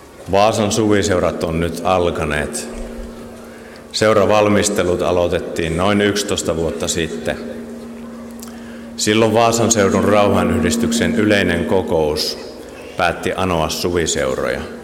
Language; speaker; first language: Finnish; native; Finnish